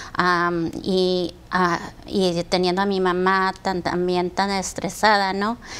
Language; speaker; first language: Spanish; early bilingual, heritage; Spanish